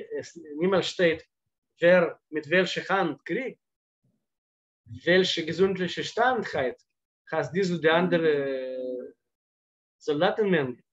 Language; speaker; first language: German; non-native, fluent; Russian